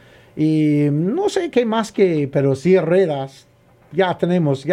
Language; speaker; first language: Spanish; non-native, learner; English